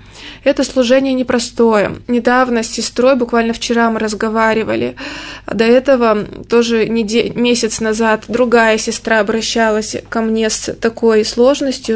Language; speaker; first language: Russian; native; Russian